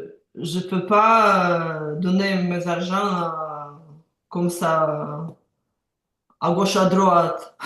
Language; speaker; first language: French; non-native, learner; Ukrainian